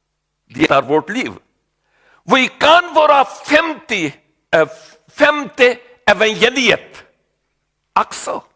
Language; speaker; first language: Swedish; non-native, learner; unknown